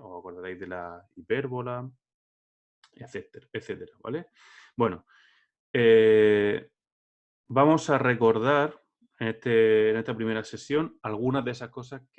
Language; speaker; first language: Spanish; native; Spanish